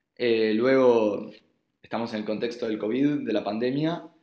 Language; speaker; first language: Spanish; native; Spanish